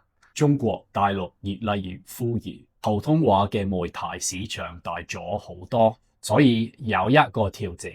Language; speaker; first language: Cantonese; non-native, fluent; English